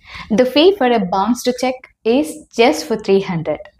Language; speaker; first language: English; non-native, local second language; Telugu